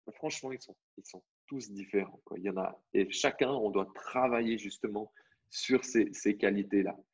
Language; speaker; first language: French; native; French